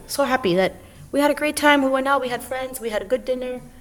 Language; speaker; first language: English; early bilingual, other home language; Spanish